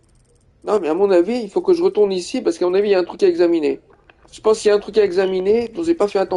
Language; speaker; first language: French; native; French